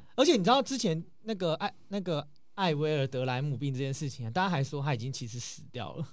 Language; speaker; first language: Chinese; native; Chinese